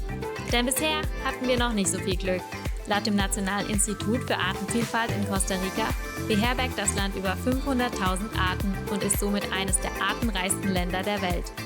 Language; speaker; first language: German; native; German